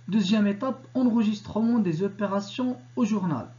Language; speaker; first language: French; non-native, local second language; Arabic